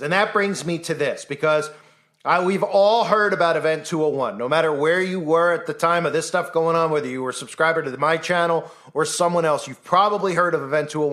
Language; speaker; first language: English; native; English